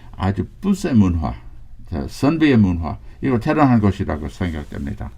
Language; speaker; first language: Korean; non-native, fluent; English